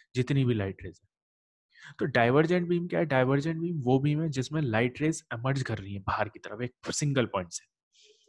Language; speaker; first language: Hindi; native; Hindi